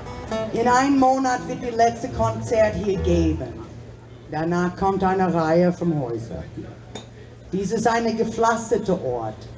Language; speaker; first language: German; non-native, fluent; English